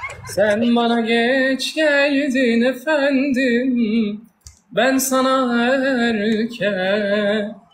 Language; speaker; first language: Turkish; native; Turkish